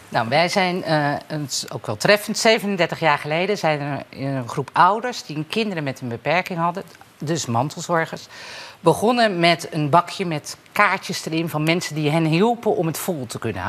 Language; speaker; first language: Dutch; native; Dutch